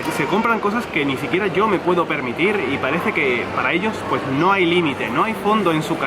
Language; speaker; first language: Spanish; native; Spanish